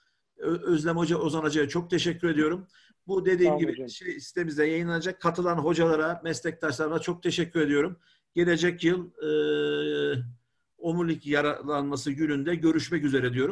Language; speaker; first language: Turkish; native; Turkish